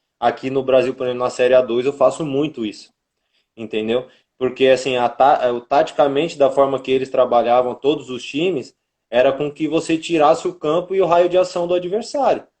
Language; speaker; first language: Portuguese; native; Portuguese